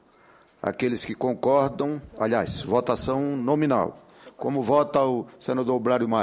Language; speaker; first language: Portuguese; native; Portuguese